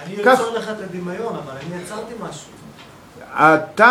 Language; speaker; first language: Hebrew; non-native, fluent; Russian